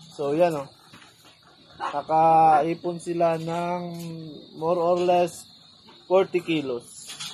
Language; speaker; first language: Filipino; non-native, local second language; Hiligaynon